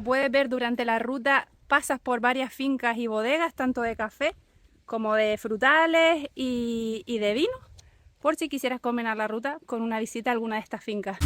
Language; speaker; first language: Spanish; native; Spanish